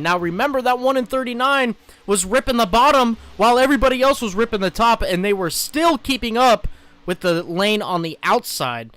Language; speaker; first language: English; native; English